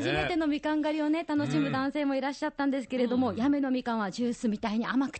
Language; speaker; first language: Japanese; native; Japanese